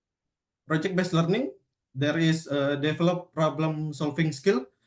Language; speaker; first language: English; non-native, learner; Indonesian